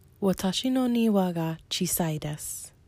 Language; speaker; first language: Japanese; non-native, learner; English